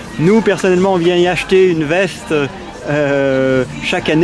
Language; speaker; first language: French; native; French